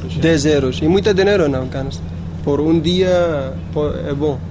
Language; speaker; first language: Portuguese; non-native, learner; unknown